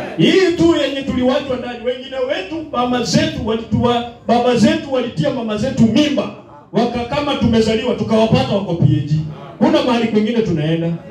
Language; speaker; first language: Swahili; non-native, local second language; Luyia